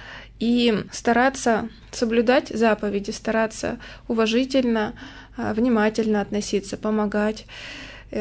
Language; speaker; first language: Russian; native; Russian